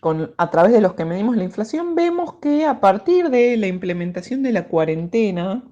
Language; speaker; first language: Spanish; native; Spanish